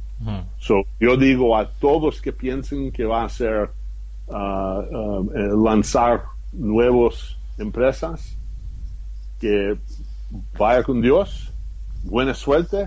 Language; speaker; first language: Spanish; non-native, fluent; English